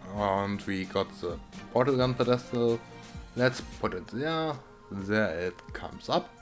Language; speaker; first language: English; non-native, learner; German